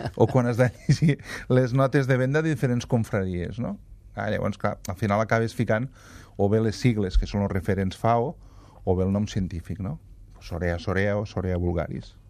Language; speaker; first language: Catalan; native; Catalan